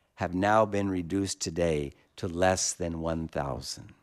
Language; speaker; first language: English; native; English